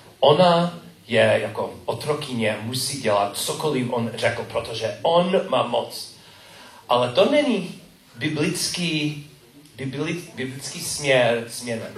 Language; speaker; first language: Czech; non-native, learner; English